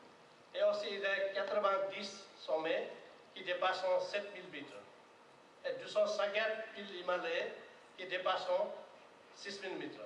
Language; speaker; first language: French; non-native, learner; Nepali